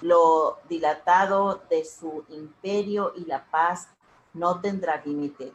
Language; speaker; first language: Spanish; native; Spanish